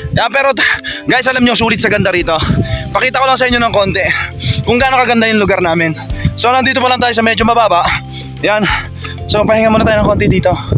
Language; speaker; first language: Filipino; native; Filipino